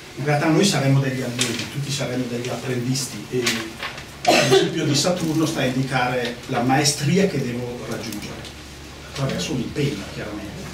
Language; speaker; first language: Italian; native; Italian